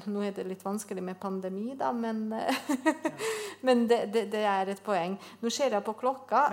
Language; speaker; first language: Norwegian; non-native, fluent; Bosnian